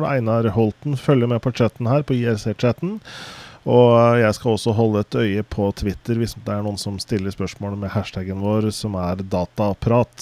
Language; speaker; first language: Norwegian; native; Norwegian